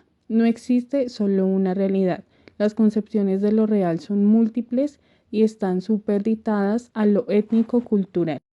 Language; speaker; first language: Spanish; native; Spanish